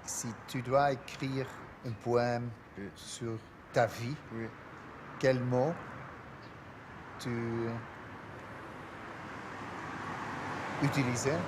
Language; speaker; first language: French; non-native, learner; Dutch